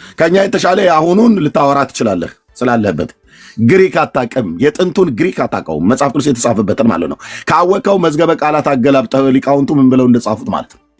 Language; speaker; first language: Amharic; native; Amharic